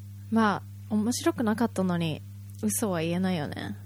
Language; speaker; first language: Japanese; early bilingual, heritage; Japanese